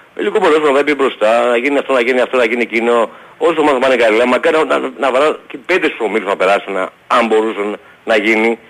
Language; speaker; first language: Greek; native; Greek